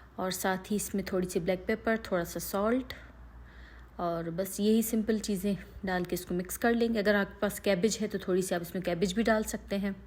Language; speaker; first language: Urdu; native; Urdu